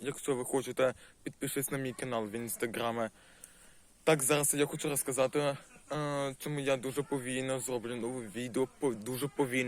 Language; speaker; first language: Ukrainian; non-native, local second language; Russian